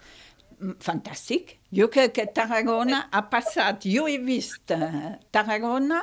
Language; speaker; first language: Catalan; non-native, local second language; Spanish